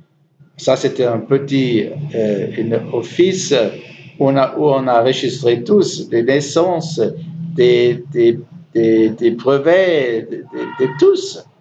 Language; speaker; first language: French; non-native, learner; German